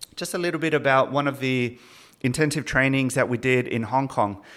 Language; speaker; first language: English; early bilingual, other home language; Spanish